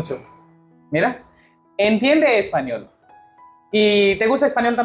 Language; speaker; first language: Spanish; non-native, learner; Hindi